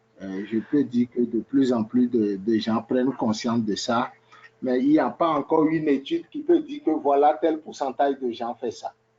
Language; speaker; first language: French; native; French